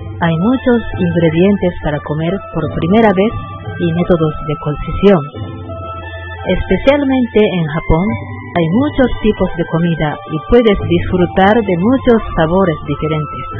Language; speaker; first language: Spanish; non-native, learner; Japanese